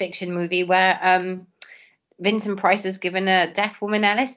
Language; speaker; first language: English; native; English